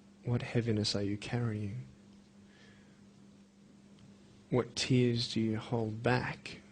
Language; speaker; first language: English; native; English